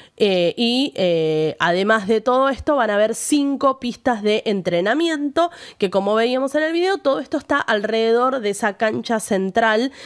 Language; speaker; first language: Spanish; native; Spanish